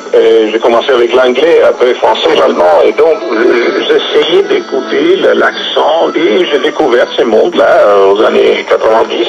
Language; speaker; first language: French; non-native, fluent; Italian